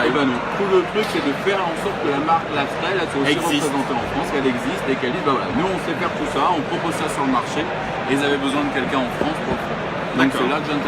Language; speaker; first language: French; native; French